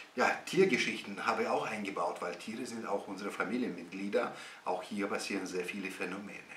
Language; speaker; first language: German; non-native, fluent; Russian